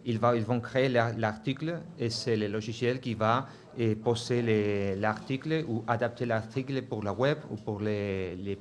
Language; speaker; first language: French; non-native, fluent; Spanish